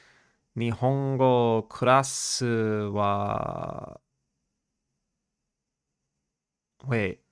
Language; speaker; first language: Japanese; non-native, learner; English